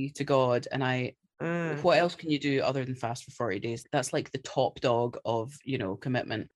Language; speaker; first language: English; native; English